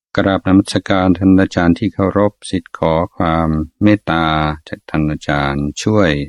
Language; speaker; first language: Thai; non-native, fluent; English